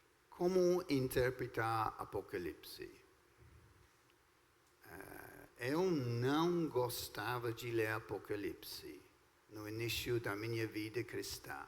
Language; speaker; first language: Portuguese; non-native, fluent; English